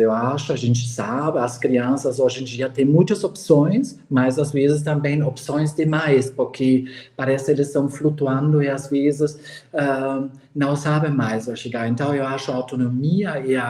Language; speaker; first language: Portuguese; non-native, fluent; German